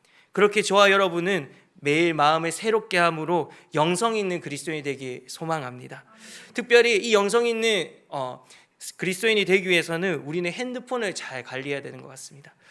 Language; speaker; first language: Korean; native; Korean